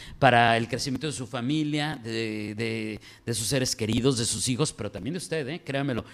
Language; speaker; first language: Spanish; native; Spanish